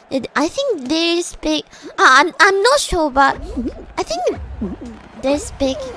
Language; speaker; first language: English; non-native, learner; Japanese